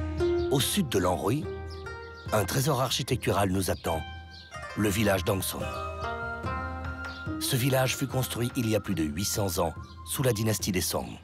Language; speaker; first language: French; native; French